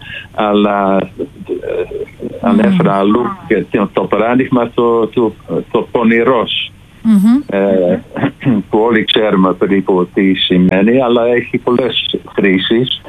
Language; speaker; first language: Greek; non-native, fluent; Dutch